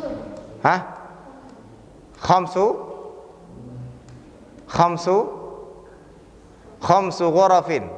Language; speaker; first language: Arabic; non-native, fluent; Indonesian